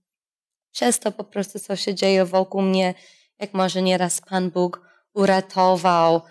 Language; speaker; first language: Polish; non-native, fluent; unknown